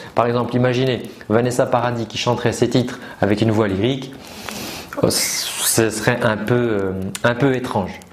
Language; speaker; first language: French; native; French